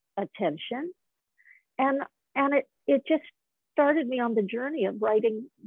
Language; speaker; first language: English; native; English